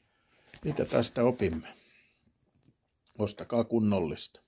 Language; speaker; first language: Finnish; native; Finnish